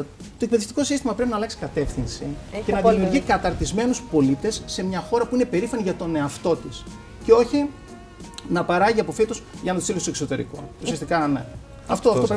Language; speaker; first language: Greek; native; Greek